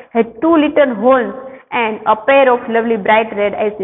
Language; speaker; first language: English; non-native, local second language; Gujarati